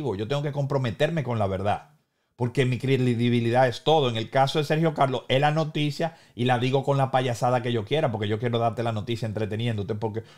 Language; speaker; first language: Spanish; native; Spanish